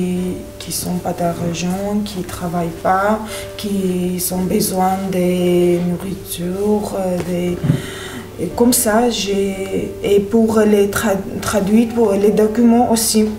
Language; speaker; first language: French; non-native, learner; Armenian